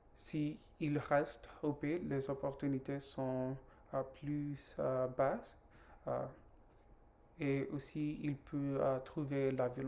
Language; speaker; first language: French; non-native, learner; Spanish